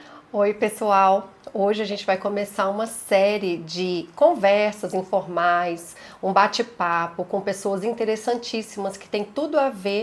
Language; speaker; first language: Portuguese; native; Portuguese